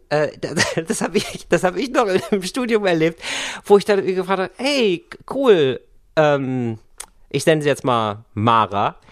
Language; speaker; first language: German; native; German